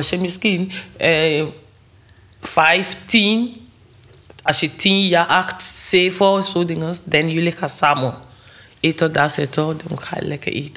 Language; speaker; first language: Dutch; non-native, learner; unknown